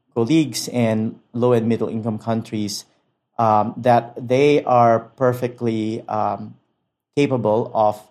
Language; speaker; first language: English; non-native, local second language; Filipino